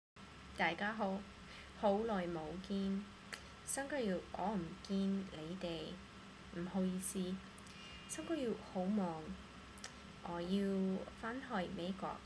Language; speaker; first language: Cantonese; non-native, learner; English